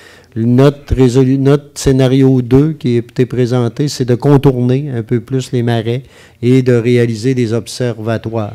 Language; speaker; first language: French; native; French